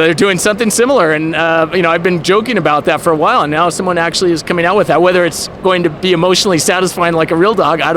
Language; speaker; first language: English; native; English